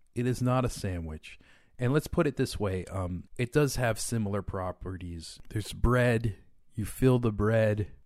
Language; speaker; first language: English; native; English